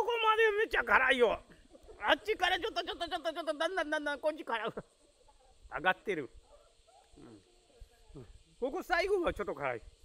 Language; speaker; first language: Japanese; non-native, fluent; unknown